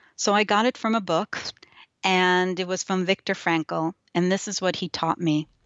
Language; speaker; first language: English; early bilingual, other home language; Yiddish